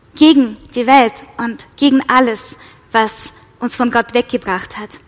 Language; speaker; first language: German; non-native, fluent; Russian